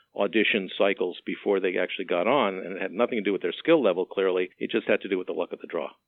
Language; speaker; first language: English; native; English